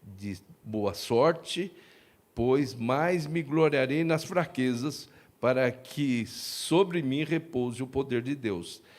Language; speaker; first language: Portuguese; native; Portuguese